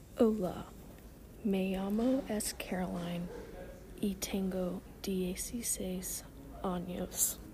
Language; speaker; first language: Spanish; non-native, learner; English